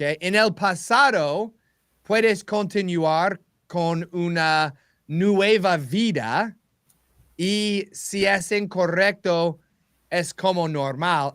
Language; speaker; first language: Spanish; non-native, learner; English